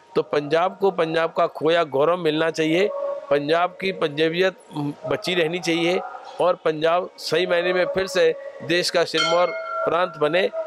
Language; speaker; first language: Hindi; native; Hindi